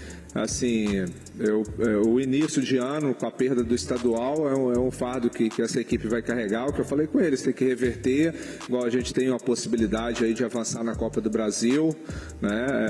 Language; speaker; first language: Portuguese; native; Portuguese